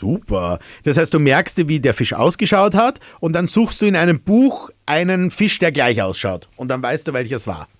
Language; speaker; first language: German; native; German